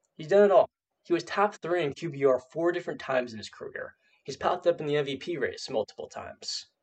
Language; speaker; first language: English; native; English